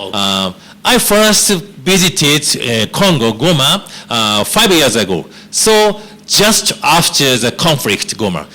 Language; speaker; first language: English; non-native, learner; Japanese